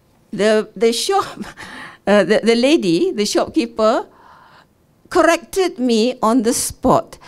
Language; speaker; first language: English; non-native, local second language; Malay